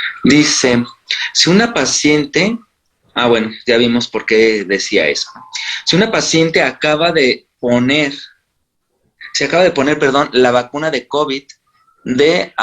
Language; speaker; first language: Spanish; native; Spanish